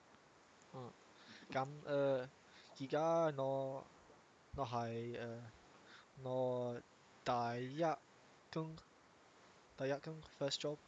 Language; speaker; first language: Chinese; non-native, learner; English